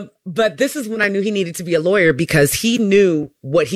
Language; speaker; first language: English; native; English